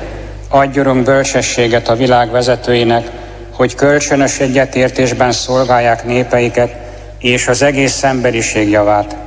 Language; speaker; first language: Hungarian; native; Hungarian